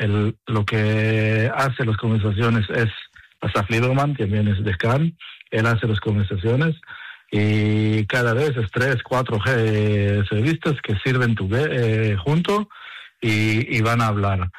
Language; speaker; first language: Spanish; non-native, fluent; Hebrew